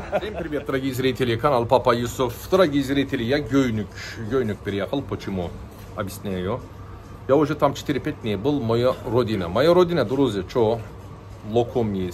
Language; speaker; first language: Russian; non-native, learner; Turkish